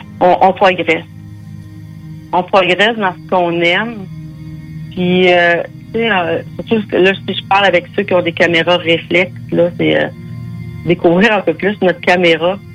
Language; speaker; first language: French; native; French